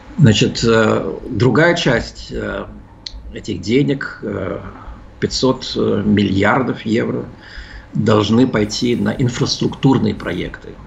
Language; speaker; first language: Russian; early bilingual, heritage; Russian